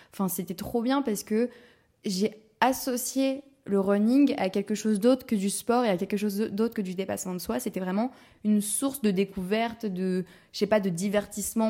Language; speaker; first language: French; native; French